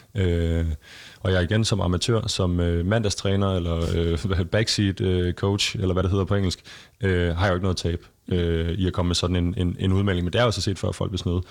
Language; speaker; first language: Danish; native; Danish